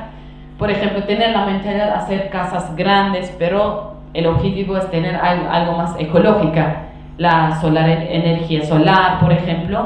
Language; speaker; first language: Spanish; non-native, fluent; Kurdish